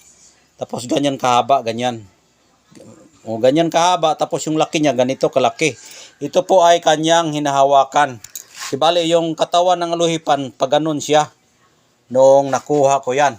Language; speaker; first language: Filipino; non-native, local second language; Cebuano